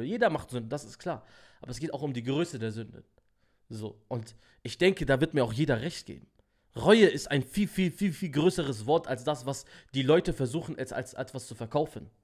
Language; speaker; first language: German; native; German